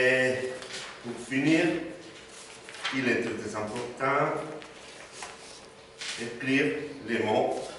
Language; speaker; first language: French; non-native, learner; Spanish